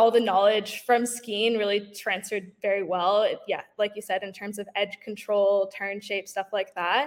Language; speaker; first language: English; native; English